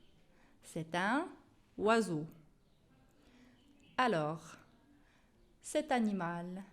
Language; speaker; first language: French; non-native, local second language; Arabic